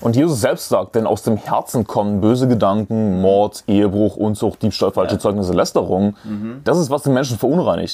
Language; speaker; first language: German; native; German